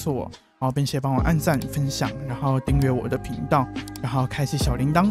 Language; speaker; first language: Chinese; native; Chinese